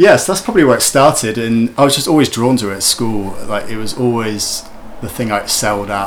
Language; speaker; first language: English; native; English